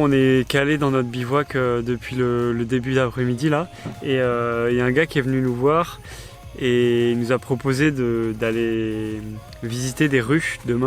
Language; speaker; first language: French; native; French